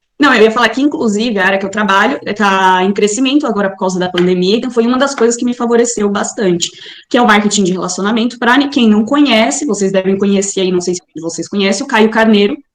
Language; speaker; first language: Portuguese; native; Portuguese